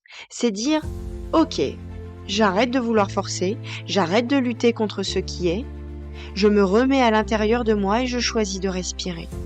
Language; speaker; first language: French; native; French